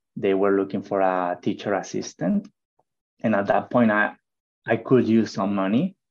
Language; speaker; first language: English; non-native, fluent; Spanish